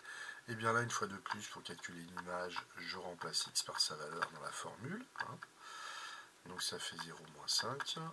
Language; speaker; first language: French; native; French